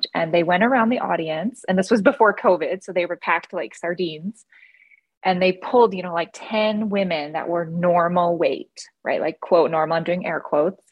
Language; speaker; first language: English; native; English